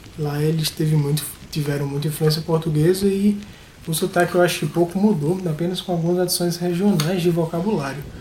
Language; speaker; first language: Portuguese; native; Portuguese